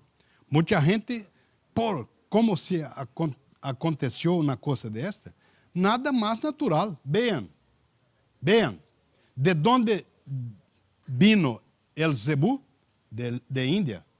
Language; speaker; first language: Spanish; non-native, learner; Portuguese